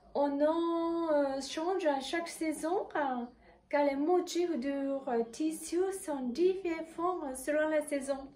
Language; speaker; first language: French; non-native, fluent; Japanese